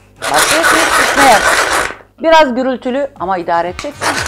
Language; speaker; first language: Turkish; native; Turkish